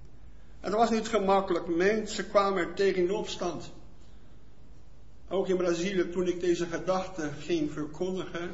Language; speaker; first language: Dutch; non-native, fluent; Portuguese